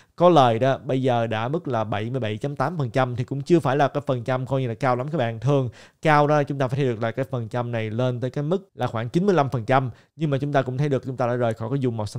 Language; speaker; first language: Vietnamese; native; Vietnamese